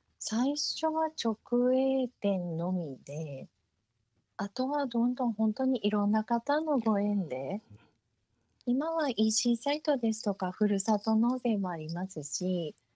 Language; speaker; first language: Japanese; early bilingual, heritage; Japanese